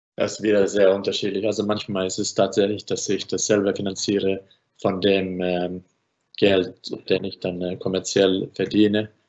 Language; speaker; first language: German; non-native, fluent; Finnish